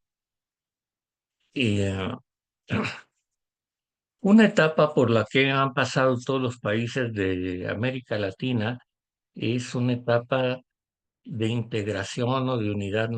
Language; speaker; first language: Spanish; native; Spanish